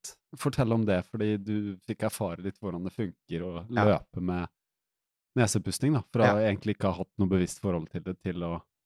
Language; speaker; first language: Norwegian; native; Norwegian